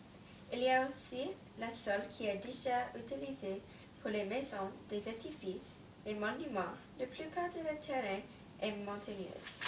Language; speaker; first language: French; non-native, learner; English